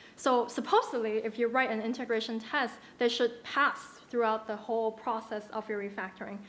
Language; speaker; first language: English; non-native, local second language; Cantonese